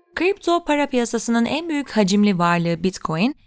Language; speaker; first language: Turkish; native; Turkish